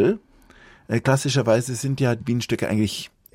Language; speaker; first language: German; native; German